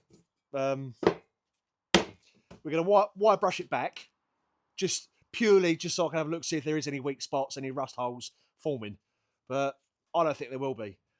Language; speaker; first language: English; native; English